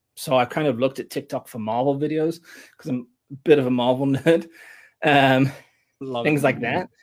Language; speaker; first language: English; native; English